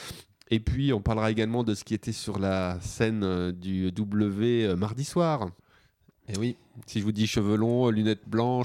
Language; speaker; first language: French; native; French